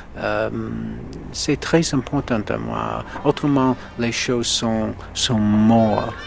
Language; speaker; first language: French; non-native, learner; English